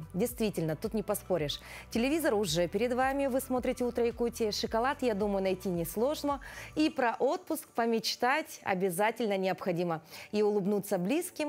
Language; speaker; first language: Russian; native; Russian